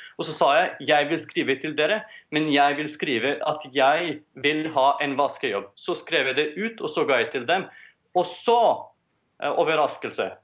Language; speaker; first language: Norwegian; non-native, fluent; Romanian